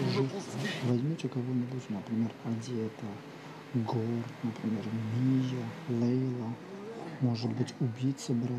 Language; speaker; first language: Russian; non-native, local second language; Uzbek